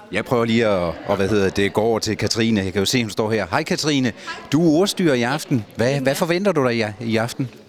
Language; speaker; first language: Danish; native; Danish